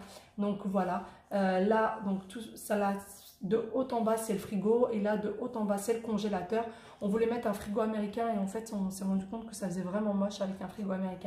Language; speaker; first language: French; native; French